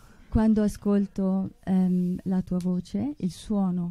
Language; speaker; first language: Italian; non-native, learner; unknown